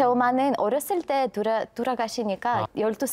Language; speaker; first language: Korean; non-native, learner; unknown